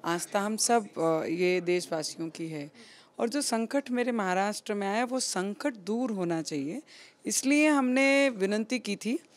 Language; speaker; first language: Hindi; non-native, local second language; Marathi